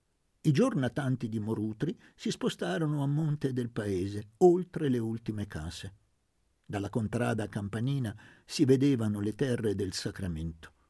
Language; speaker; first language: Italian; native; Italian